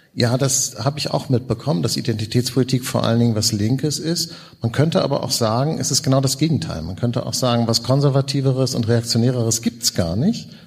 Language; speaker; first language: German; native; German